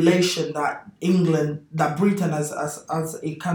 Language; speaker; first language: English; non-native, fluent; Portuguese